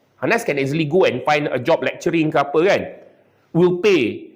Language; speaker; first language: English; non-native, local second language; Malay